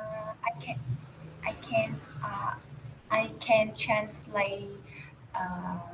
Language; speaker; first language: English; non-native, learner; Vietnamese